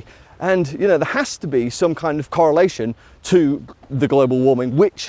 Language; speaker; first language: English; native; English